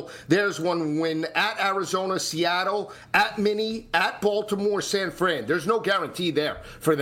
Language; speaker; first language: English; native; English